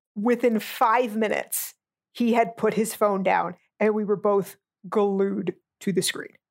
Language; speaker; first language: English; native; English